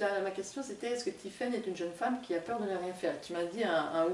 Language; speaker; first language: French; native; French